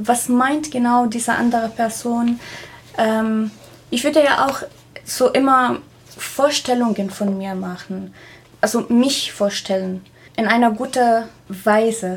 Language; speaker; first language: German; non-native, fluent; Arabic